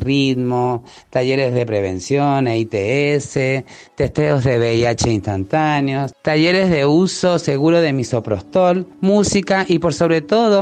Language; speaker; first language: Spanish; native; Spanish